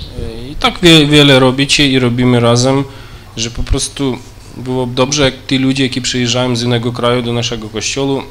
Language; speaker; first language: Polish; early bilingual, other home language; Ukrainian